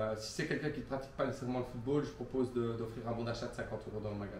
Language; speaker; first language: French; native; French